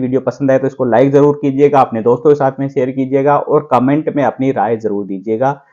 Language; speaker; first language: Hindi; native; Hindi